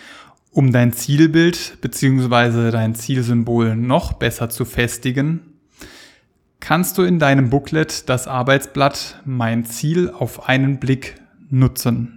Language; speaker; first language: German; native; German